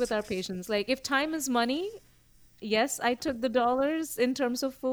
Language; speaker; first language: English; non-native, local second language; Bangla